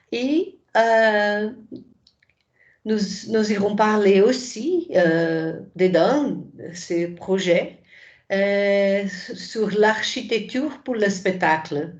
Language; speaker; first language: French; non-native, fluent; Portuguese